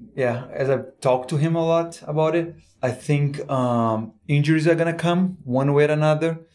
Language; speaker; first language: English; non-native, fluent; Portuguese